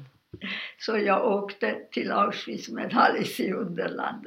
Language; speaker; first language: Swedish; non-native, fluent; Hungarian